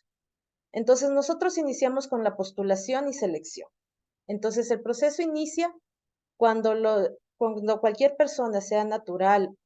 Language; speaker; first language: Spanish; native; Spanish